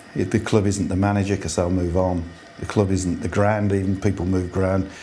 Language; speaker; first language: English; native; English